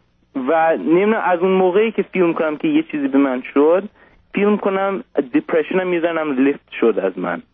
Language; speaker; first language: Persian; early bilingual, heritage; Persian